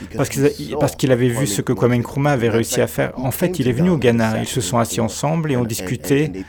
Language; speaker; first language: French; non-native, fluent; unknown